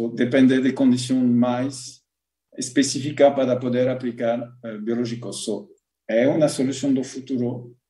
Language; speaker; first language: Portuguese; non-native, learner; French